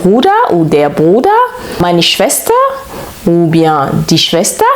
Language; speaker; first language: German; non-native, fluent; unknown